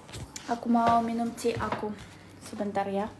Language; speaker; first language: Indonesian; non-native, learner; Russian